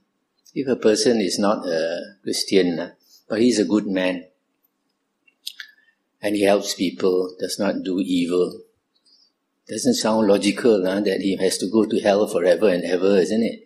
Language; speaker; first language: English; non-native, local second language; Min Nan Chinese